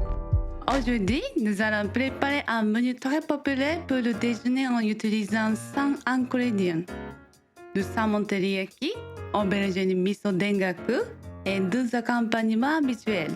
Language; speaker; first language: French; non-native, learner; Japanese